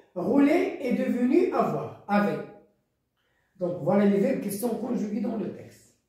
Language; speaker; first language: French; non-native, local second language; Arabic